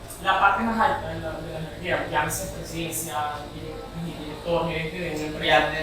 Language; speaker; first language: Spanish; native; Spanish